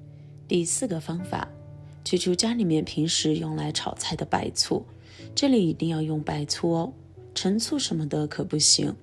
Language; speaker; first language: Chinese; native; Chinese